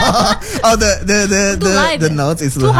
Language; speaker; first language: English; non-native, fluent; Indonesian